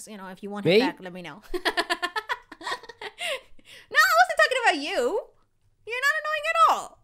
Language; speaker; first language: English; native; English